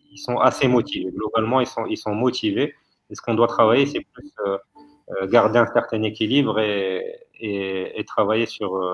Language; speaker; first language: French; non-native, local second language; Arabic